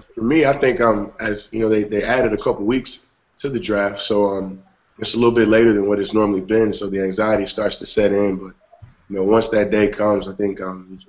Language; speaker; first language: English; native; English